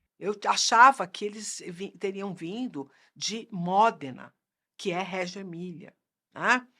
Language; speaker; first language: Portuguese; native; Portuguese